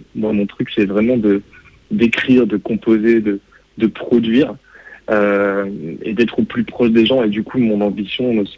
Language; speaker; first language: French; native; French